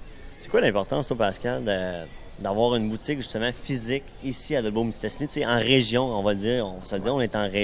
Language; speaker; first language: French; native; French